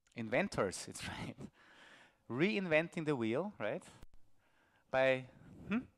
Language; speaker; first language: English; non-native, fluent; German